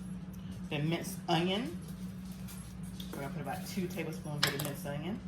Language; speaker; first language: English; native; English